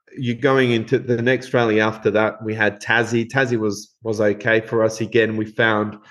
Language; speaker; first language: English; non-native, fluent; Spanish